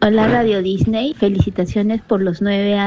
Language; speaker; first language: Spanish; native; Spanish